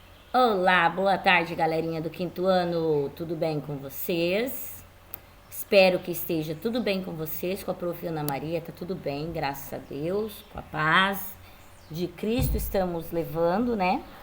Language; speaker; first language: Portuguese; native; Portuguese